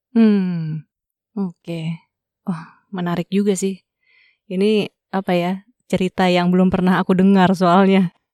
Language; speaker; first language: Indonesian; native; Indonesian